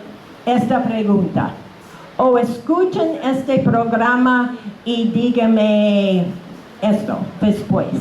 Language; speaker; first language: Spanish; non-native, fluent; English